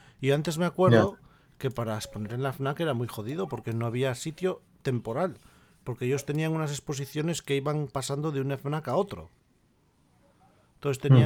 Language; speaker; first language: Spanish; native; Spanish